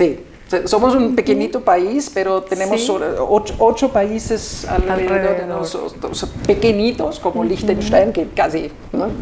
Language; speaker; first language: Spanish; non-native, fluent; German